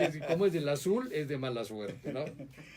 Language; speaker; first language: Spanish; native; Spanish